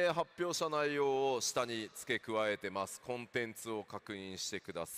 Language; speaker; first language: Japanese; native; Japanese